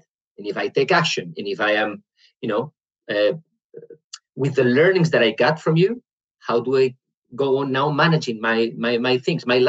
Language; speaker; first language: English; non-native, fluent; Spanish